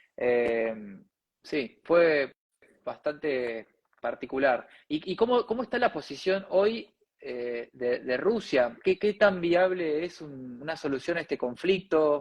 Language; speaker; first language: Spanish; native; Spanish